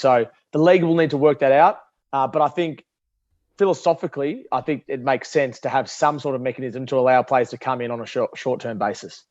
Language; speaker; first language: English; native; English